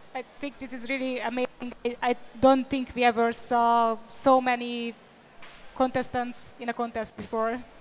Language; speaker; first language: English; non-native, fluent; Hungarian